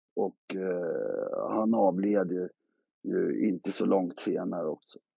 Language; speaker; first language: Swedish; native; Swedish